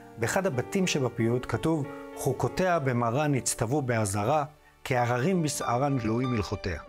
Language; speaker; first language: Hebrew; native; Hebrew